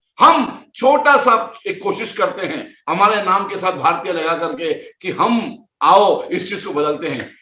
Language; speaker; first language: Hindi; non-native, local second language; Konkani